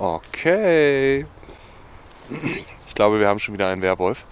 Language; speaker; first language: German; native; German